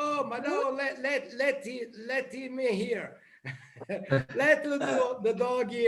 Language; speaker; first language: English; non-native, learner; Italian